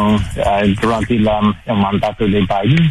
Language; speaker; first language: Spanish; non-native, learner; English